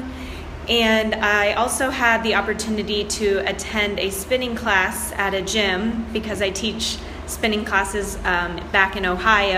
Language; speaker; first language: English; native; English